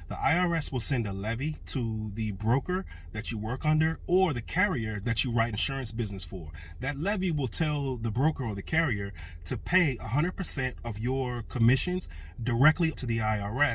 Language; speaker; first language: English; native; English